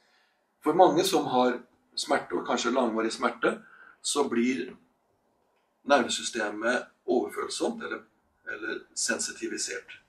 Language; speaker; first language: Norwegian; native; Norwegian